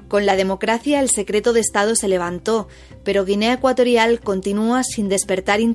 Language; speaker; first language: Spanish; native; Spanish